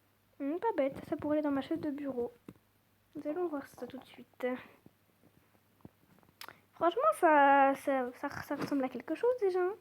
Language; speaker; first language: French; native; French